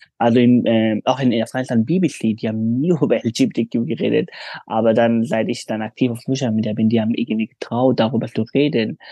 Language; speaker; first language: German; non-native, fluent; Pashto